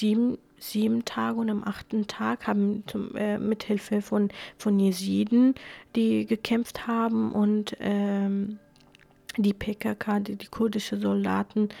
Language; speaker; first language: German; non-native, fluent; Kurdish